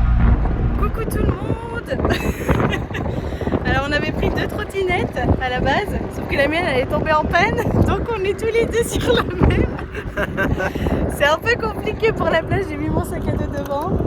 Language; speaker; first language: French; native; French